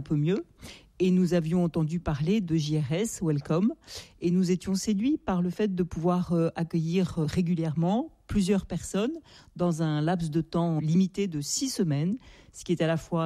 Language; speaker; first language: French; native; French